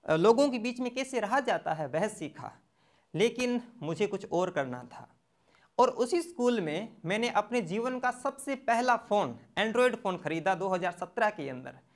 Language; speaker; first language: Hindi; native; Hindi